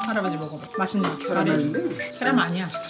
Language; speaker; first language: Korean; native; Korean